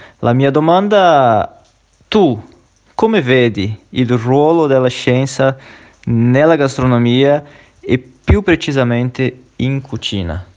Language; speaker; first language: Italian; non-native, fluent; Portuguese